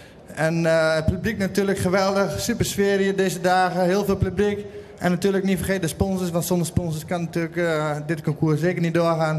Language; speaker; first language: Dutch; native; Dutch